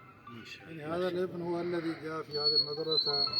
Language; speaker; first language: Arabic; non-native, learner; Urdu